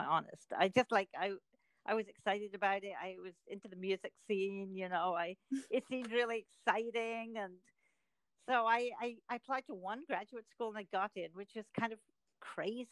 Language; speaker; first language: English; native; English